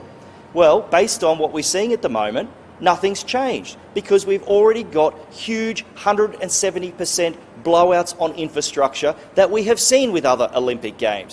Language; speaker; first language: English; native; English